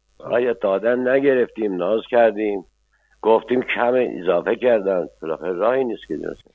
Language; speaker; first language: Persian; non-native, local second language; Azerbaijani